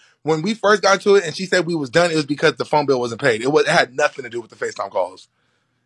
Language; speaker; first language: English; native; English